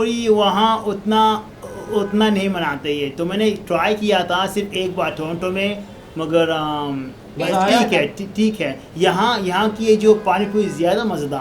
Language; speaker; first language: Hindi; non-native, learner; Arabic